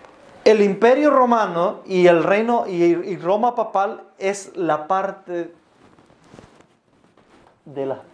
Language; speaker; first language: Spanish; native; Spanish